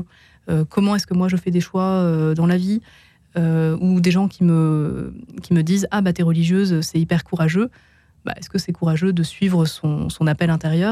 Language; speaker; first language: French; native; French